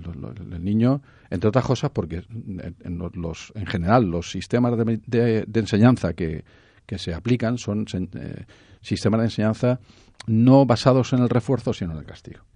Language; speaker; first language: Spanish; native; Spanish